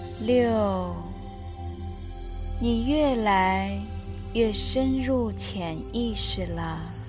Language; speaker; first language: Chinese; native; Chinese